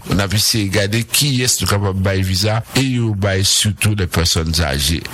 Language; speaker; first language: French; non-native, local second language; Haitian Creole